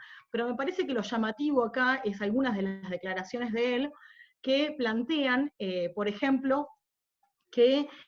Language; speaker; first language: Spanish; native; Spanish